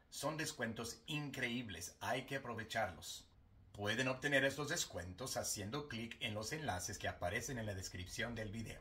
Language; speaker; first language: Spanish; non-native, fluent; English